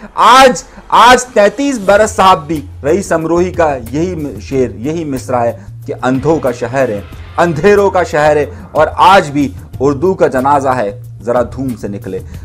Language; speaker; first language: Urdu; native; Urdu